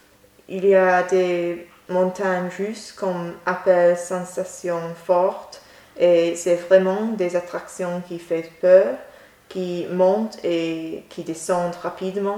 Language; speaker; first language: French; non-native, learner; English